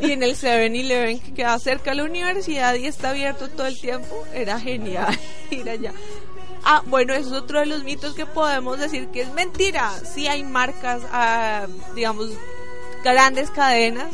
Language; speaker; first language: Spanish; native; Spanish